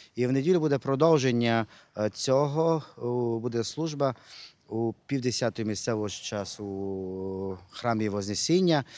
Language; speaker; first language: Ukrainian; non-native, local second language; Hungarian